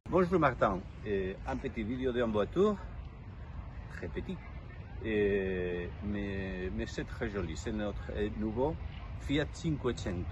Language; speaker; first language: French; non-native, learner; Spanish